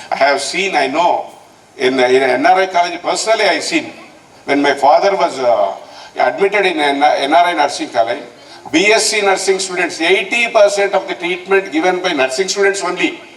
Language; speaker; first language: English; non-native, local second language; Telugu